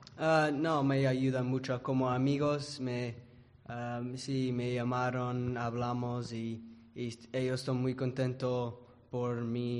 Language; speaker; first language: Spanish; early bilingual, heritage; English